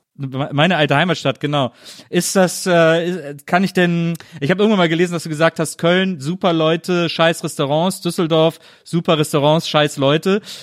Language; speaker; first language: German; native; German